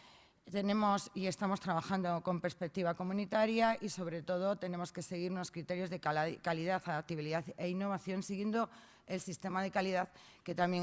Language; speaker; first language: Spanish; native; Spanish